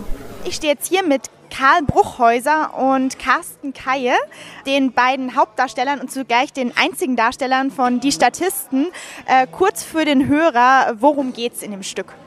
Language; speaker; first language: German; native; German